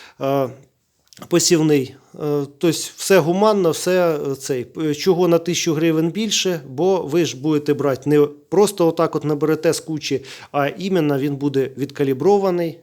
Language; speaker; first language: Ukrainian; native; Ukrainian